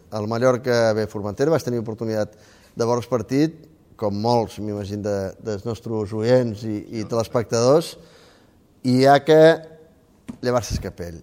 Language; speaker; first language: Catalan; native; Catalan